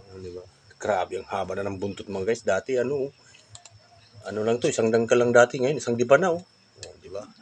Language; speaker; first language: Filipino; non-native, local second language; Cebuano